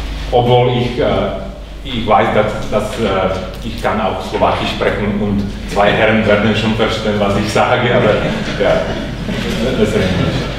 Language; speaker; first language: German; non-native, learner; Slovak